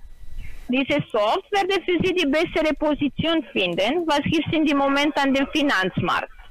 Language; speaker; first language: German; non-native, learner; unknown